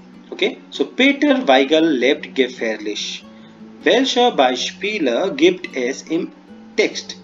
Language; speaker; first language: German; non-native, fluent; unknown